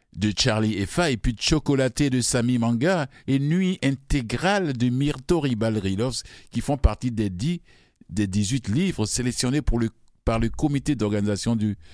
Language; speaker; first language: French; non-native, local second language; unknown